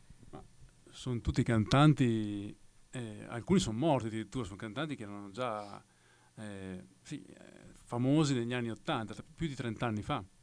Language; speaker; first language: Italian; native; Italian